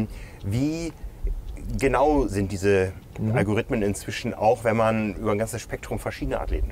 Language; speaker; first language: German; native; German